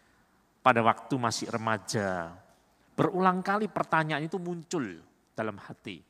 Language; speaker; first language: Indonesian; native; Indonesian